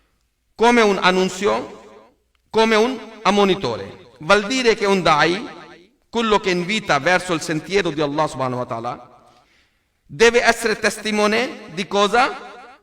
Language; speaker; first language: Italian; non-native, learner; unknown